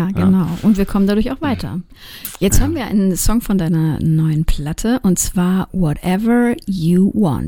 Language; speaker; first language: German; native; German